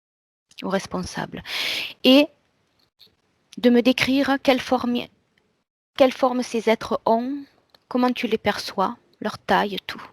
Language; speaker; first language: French; native; French